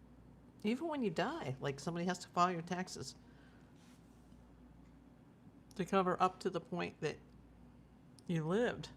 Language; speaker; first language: English; native; English